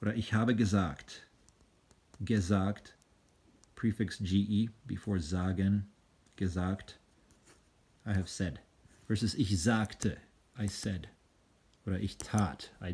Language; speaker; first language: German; non-native, fluent; English